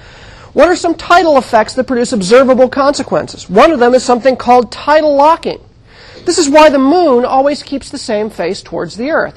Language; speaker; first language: English; native; English